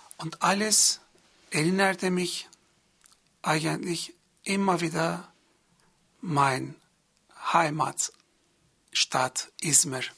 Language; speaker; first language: German; non-native, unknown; Turkish